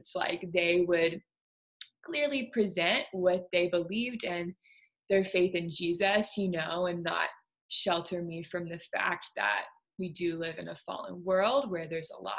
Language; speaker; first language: English; native; English